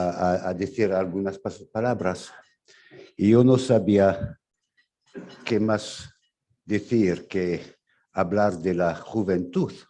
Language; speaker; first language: Spanish; non-native, fluent; English